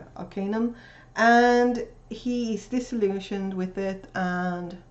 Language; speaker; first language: English; non-native, fluent; Swedish